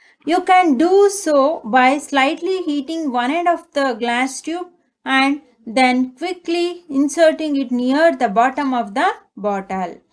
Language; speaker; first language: English; non-native, local second language; Kannada